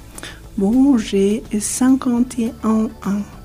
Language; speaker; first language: French; non-native, fluent; Spanish